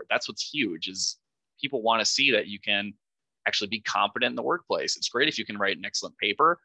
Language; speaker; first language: English; native; English